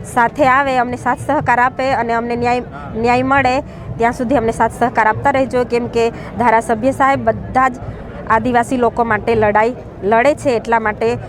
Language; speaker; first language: Gujarati; native; Gujarati